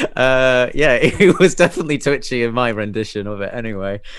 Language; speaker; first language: English; native; English